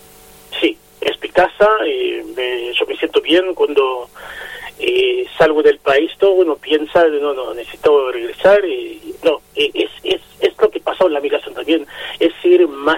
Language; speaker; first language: Spanish; non-native, fluent; Haitian Creole